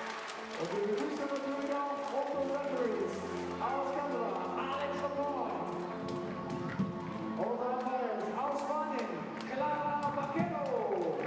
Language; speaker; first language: German; native; German